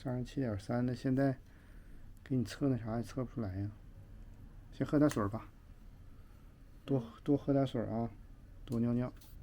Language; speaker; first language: Chinese; native; Chinese